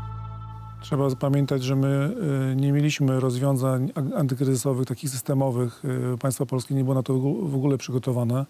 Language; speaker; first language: Polish; native; Polish